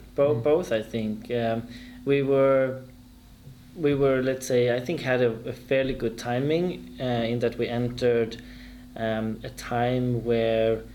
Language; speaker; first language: English; non-native, fluent; Swedish